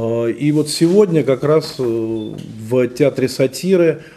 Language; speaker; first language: Russian; native; Russian